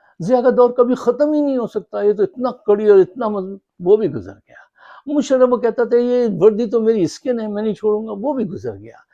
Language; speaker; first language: Urdu; native; Urdu